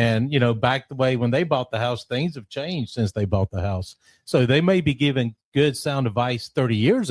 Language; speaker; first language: English; native; English